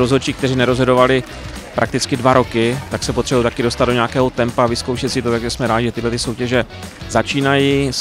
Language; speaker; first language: Czech; native; Czech